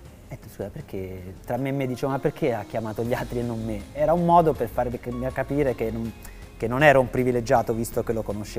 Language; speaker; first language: Italian; native; Italian